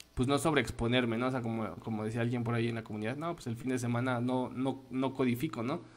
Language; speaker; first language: Spanish; native; Spanish